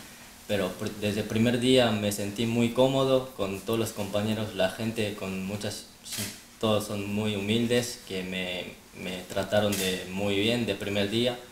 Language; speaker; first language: Spanish; non-native, fluent; Korean